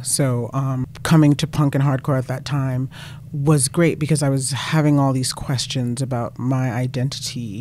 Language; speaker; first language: English; native; English